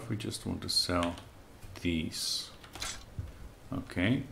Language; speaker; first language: English; native; English